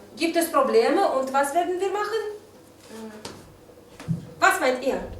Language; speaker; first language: German; non-native, fluent; Russian